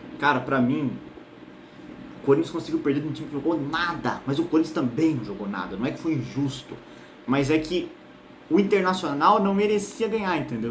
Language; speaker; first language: Portuguese; native; Portuguese